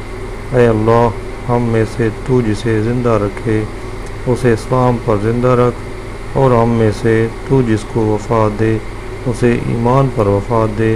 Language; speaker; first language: Urdu; native; Urdu